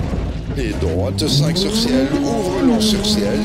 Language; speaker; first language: French; native; French